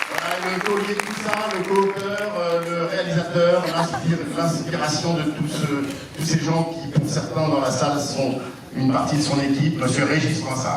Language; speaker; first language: French; native; French